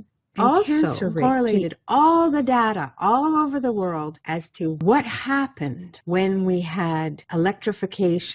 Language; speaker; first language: English; native; English